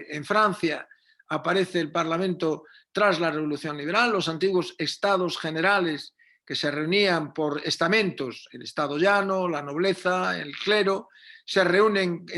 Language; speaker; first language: Spanish; native; Spanish